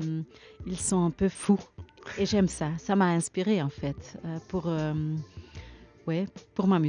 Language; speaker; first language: French; non-native, learner; Dutch